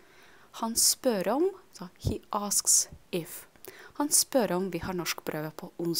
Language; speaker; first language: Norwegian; non-native, fluent; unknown